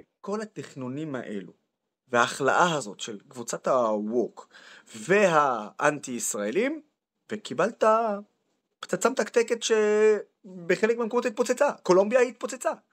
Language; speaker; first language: Hebrew; non-native, local second language; Arabic